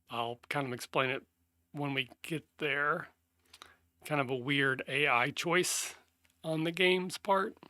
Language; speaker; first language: English; native; English